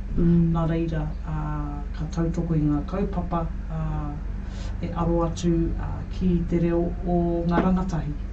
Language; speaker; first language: Māori; non-native, local second language; English